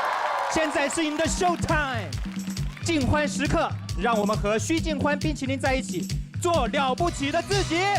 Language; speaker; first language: Chinese; native; Chinese